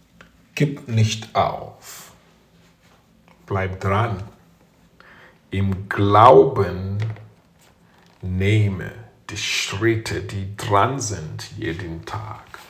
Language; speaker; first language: German; non-native, fluent; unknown